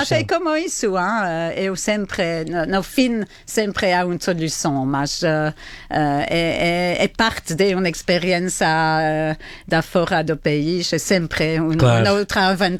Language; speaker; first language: Portuguese; non-native, learner; French